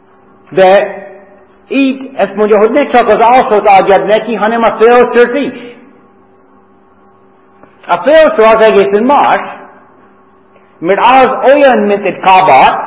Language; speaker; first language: Hungarian; non-native, fluent; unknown